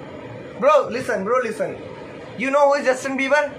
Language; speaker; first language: English; non-native, local second language; Hindi